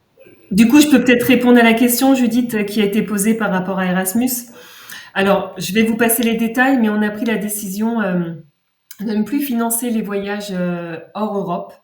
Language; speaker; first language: French; native; French